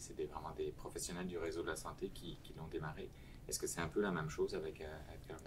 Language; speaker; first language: French; native; French